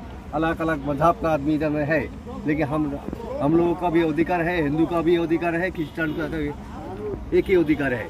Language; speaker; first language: Hindi; non-native, local second language; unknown